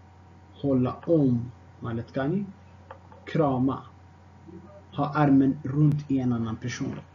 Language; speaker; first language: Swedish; non-native, fluent; Tigrinya